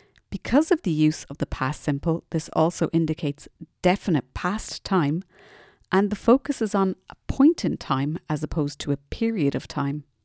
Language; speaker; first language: English; native; English